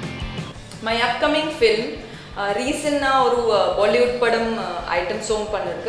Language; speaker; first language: Tamil; non-native, learner; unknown